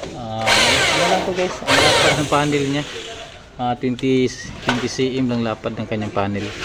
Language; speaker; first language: Filipino; non-native, local second language; Cebuano